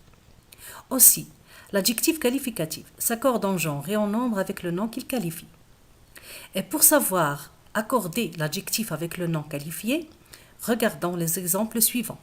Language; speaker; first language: French; non-native, local second language; Arabic